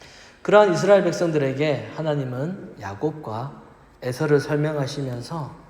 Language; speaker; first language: Korean; native; Korean